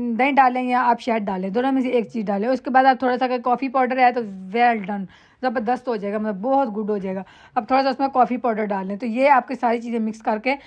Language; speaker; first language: Urdu; non-native, local second language; Punjabi